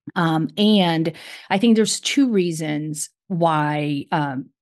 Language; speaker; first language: English; non-native, fluent; Portuguese